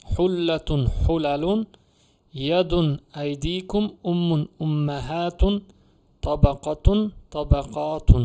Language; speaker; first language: Arabic; non-native, fluent; Uzbek